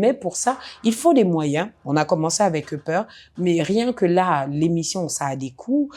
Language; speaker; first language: French; native; French